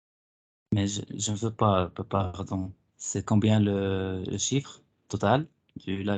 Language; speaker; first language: French; non-native, fluent; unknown